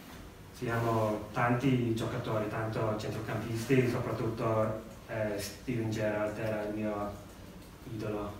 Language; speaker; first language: Italian; non-native, learner; English